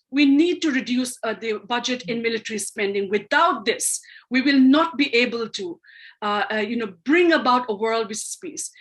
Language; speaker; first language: English; non-native, local second language; Manipuri